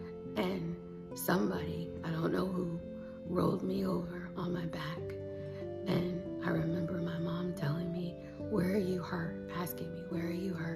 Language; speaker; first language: English; native; English